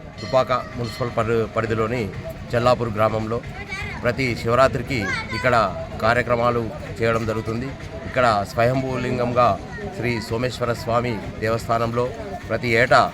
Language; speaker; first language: Telugu; native; Telugu